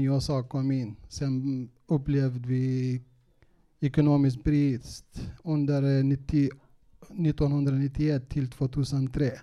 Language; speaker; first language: Swedish; non-native, local second language; Kurdish